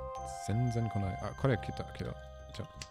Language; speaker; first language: Japanese; non-native, learner; German